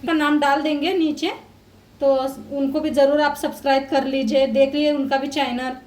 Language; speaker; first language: Hindi; non-native, local second language; Marathi